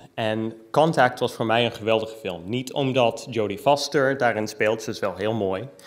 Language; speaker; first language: Dutch; non-native, fluent; English